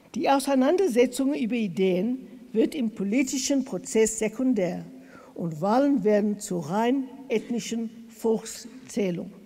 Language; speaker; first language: German; non-native, learner; English